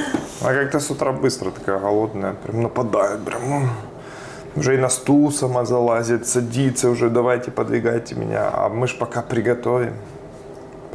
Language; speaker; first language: Russian; native; Russian